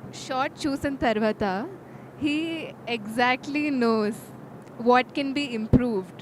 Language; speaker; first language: Telugu; non-native, fluent; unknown